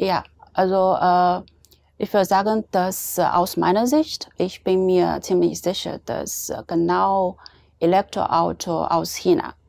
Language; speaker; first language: German; non-native, fluent; Chinese